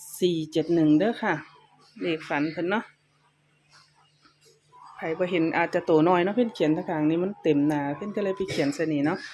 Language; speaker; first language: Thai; non-native, local second language; Lao